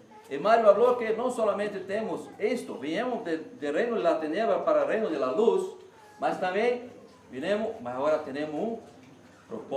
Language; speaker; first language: Spanish; non-native, learner; Portuguese